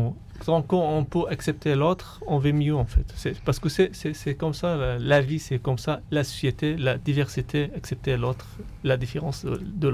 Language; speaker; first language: French; non-native, fluent; Arabic